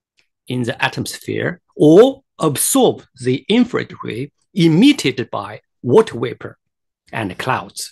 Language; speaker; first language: English; non-native, fluent; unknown